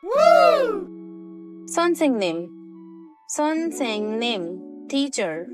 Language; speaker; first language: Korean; non-native, learner; Hindi